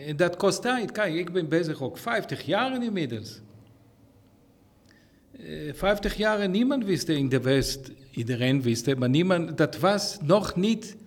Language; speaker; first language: Dutch; non-native, fluent; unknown